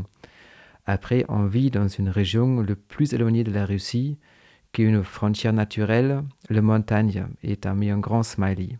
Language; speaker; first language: French; non-native, fluent; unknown